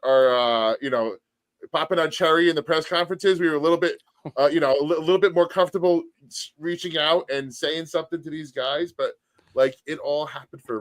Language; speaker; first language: English; native; English